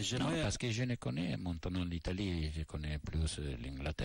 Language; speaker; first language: French; non-native, learner; Italian